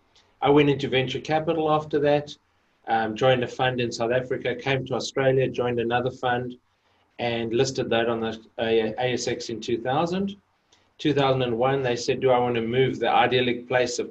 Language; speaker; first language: English; native; English